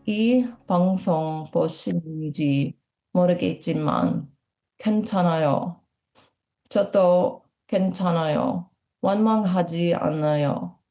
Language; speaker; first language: Korean; non-native, learner; English